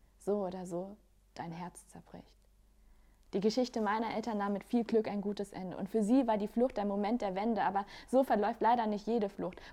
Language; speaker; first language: German; native; German